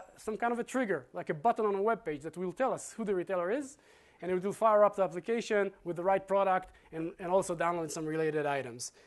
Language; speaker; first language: English; non-native, fluent; Hebrew